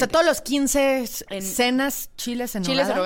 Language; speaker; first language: Spanish; native; Spanish